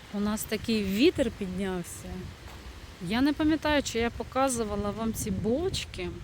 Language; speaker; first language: Ukrainian; native; Ukrainian